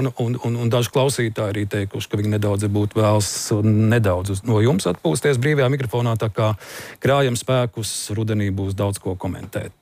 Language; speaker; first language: Latvian; native; Latvian